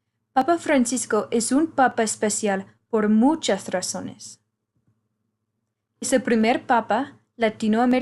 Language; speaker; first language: Spanish; non-native, learner; English